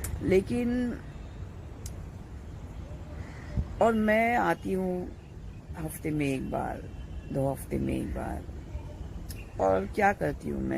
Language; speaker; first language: Hindi; native; Hindi